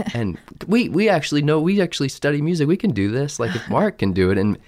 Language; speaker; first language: English; native; English